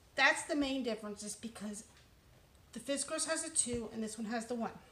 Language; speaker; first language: English; native; English